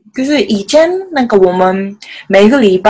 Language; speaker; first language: Chinese; non-native, learner; Japanese